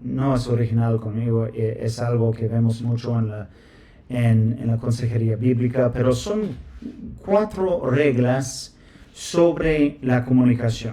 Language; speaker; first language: Spanish; non-native, fluent; English